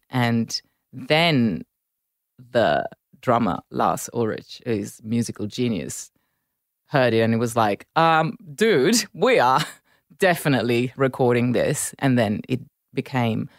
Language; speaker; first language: English; non-native, fluent; Italian